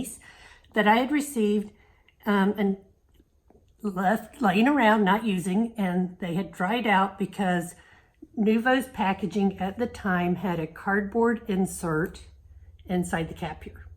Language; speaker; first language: English; native; English